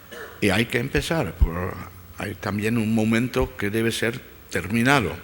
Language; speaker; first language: Spanish; non-native, fluent; Dutch